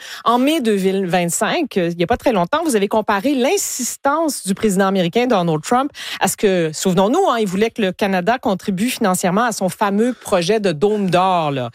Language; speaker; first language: French; native; French